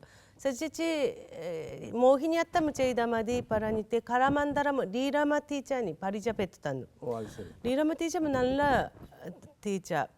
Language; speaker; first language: Malayalam; non-native, learner; Japanese